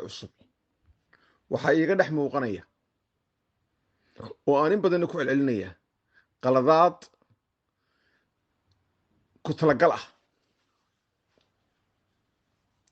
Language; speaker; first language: Somali; native; Somali